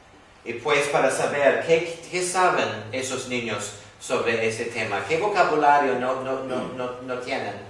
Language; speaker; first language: Spanish; non-native, fluent; English